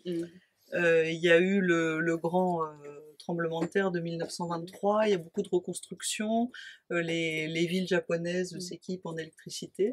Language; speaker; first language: French; native; French